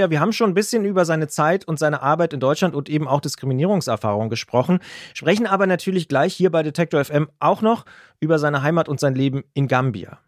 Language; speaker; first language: German; native; German